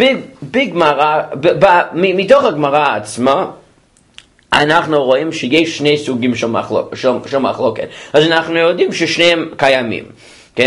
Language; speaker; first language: Hebrew; non-native, fluent; English